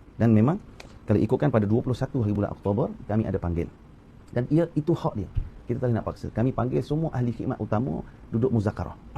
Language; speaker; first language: Malay; native; Malay